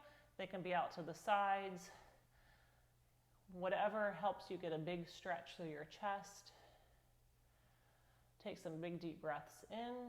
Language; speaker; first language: English; native; English